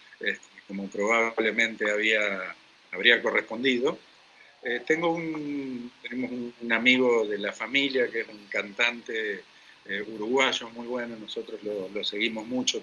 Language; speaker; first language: Spanish; native; Spanish